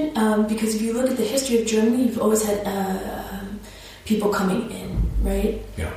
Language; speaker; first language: German; non-native, fluent; English